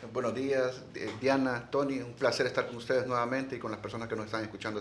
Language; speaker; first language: Spanish; native; Spanish